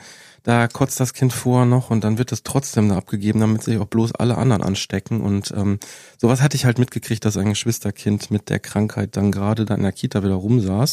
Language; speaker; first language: German; native; German